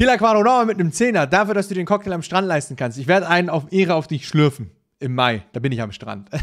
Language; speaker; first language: German; native; German